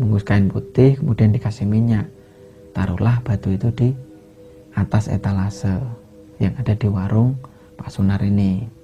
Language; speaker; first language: Indonesian; native; Indonesian